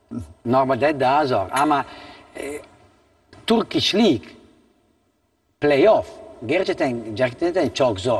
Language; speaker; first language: Turkish; non-native, learner; Italian